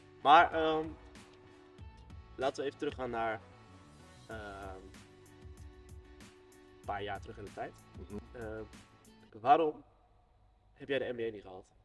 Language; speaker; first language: Dutch; native; Dutch